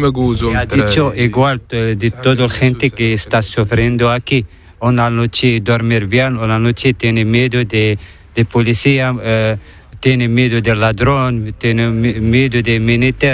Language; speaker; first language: Spanish; non-native, learner; Arabic